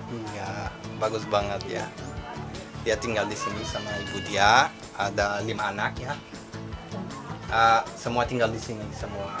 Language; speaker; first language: Indonesian; non-native, fluent; Portuguese